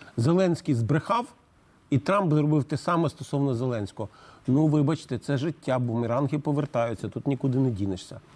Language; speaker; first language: Ukrainian; native; Ukrainian